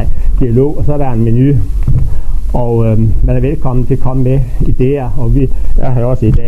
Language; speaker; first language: Danish; native; Danish